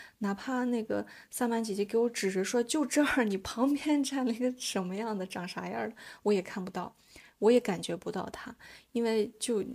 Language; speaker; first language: Chinese; native; Chinese